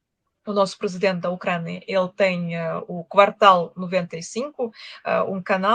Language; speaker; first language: Portuguese; non-native, fluent; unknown